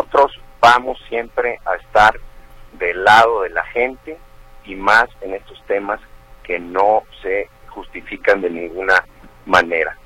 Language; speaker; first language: Spanish; native; Spanish